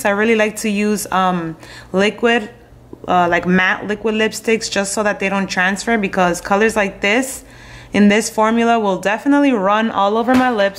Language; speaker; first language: English; native; English